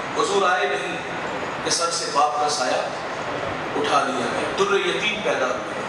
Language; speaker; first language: Urdu; non-native, local second language; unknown